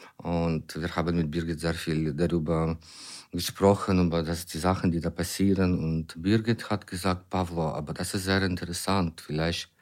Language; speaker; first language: German; non-native, fluent; Ukrainian